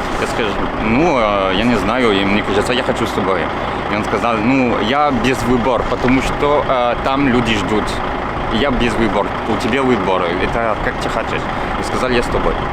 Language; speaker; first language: Russian; non-native, learner; French